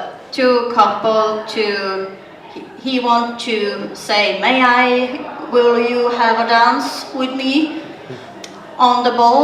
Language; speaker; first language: English; non-native, learner; Swedish